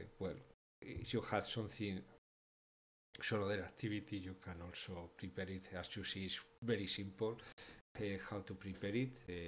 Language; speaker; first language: English; non-native, fluent; Spanish